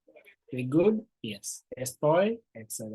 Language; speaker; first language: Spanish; non-native, learner; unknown